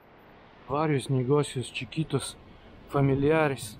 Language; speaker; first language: Spanish; non-native, fluent; Russian